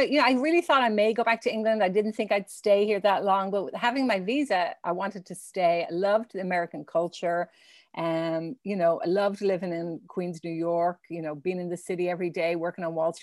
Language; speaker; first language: English; native; English